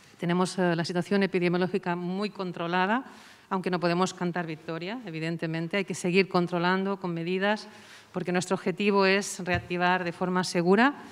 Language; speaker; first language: Spanish; non-native, local second language; Catalan